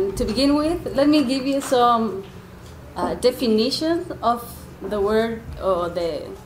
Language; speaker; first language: English; non-native, fluent; Spanish